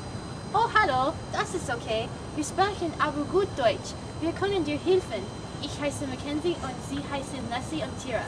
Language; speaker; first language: German; non-native, learner; English